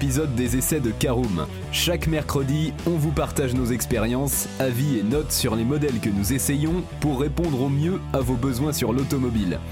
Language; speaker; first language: French; native; French